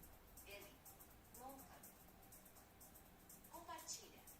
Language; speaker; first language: Portuguese; non-native, learner; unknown